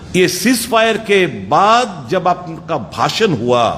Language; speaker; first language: Hindi; non-native, local second language; Bangla